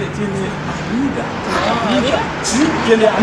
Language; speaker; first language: Spanish; non-native, learner; Haitian Creole